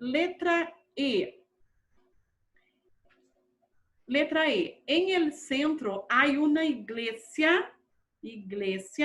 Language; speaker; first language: Spanish; non-native, fluent; Portuguese